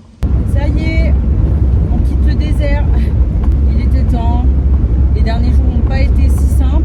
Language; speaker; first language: French; native; French